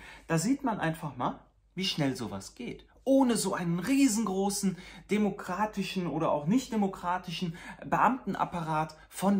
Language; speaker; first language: German; native; German